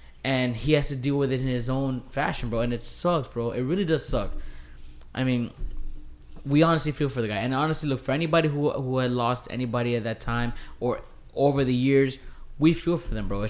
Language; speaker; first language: English; native; English